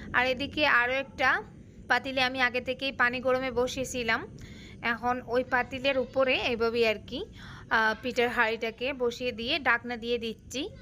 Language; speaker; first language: Bangla; native; Bangla